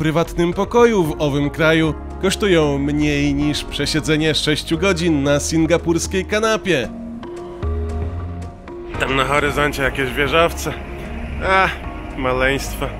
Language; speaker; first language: Polish; native; Polish